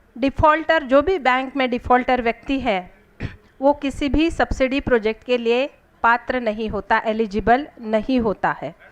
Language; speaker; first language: Hindi; non-native, local second language; Marathi